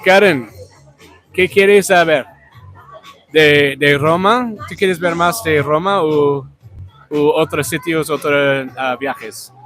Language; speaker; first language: Spanish; non-native, learner; English